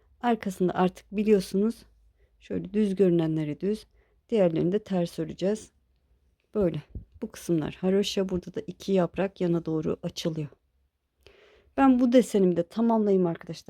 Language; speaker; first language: Turkish; native; Turkish